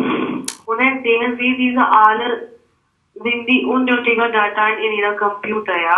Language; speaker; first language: German; non-native, learner; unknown